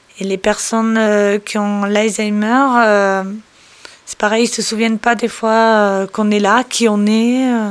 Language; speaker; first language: French; early bilingual, other home language; Portuguese